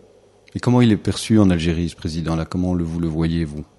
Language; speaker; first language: French; native; French